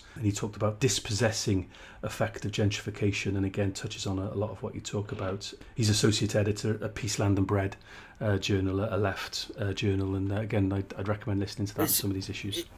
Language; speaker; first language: English; native; English